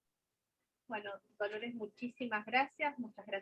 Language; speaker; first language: Spanish; native; Spanish